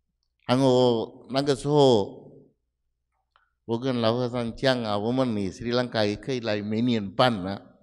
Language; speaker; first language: Chinese; non-native, fluent; Sinhala